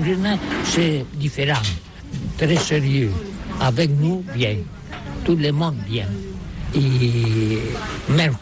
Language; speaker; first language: French; non-native, learner; Catalan